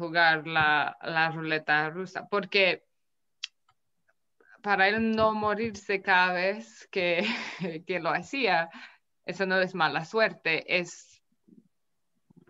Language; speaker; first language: Spanish; non-native, fluent; Romanian